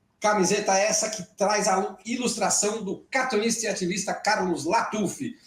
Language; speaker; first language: Portuguese; native; Portuguese